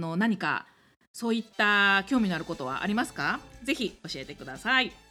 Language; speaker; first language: Japanese; native; Japanese